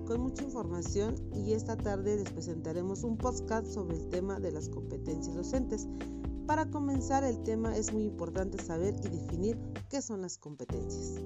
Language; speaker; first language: Spanish; native; Spanish